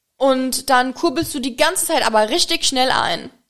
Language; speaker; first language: German; non-native, fluent; Czech